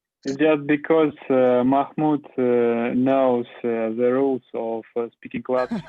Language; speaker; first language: English; non-native, learner; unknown